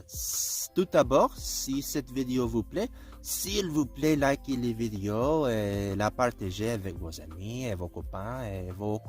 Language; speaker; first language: French; non-native, learner; English